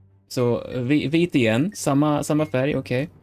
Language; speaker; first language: Swedish; non-native, learner; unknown